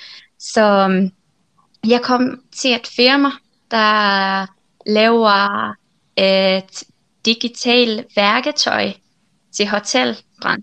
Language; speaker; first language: Danish; non-native, fluent; Finnish